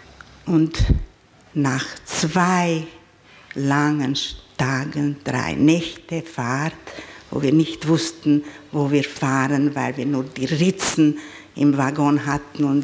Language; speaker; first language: German; non-native, fluent; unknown